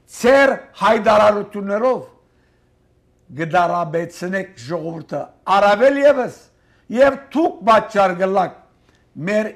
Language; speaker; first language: Armenian; early bilingual, heritage; Armenian